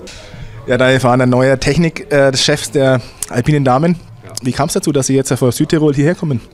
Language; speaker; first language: German; native; German